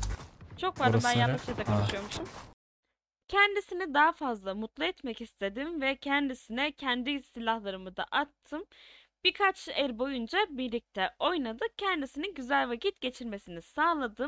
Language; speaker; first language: Turkish; native; Turkish